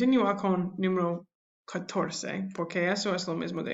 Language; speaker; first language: Spanish; non-native, learner; English